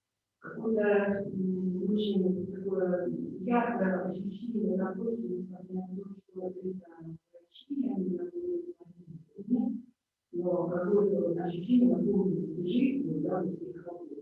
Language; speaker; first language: Russian; native; Russian